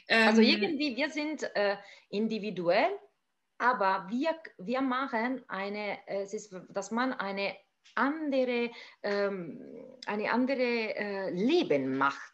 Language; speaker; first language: German; non-native, fluent; Italian